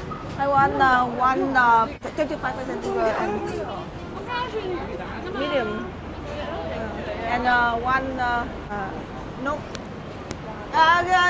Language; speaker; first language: English; non-native, learner; Vietnamese